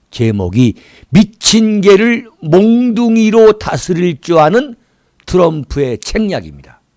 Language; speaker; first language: Korean; native; Korean